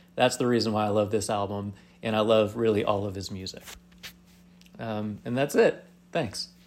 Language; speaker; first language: English; native; English